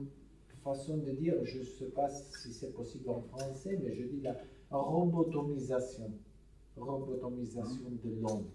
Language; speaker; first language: French; non-native, fluent; Italian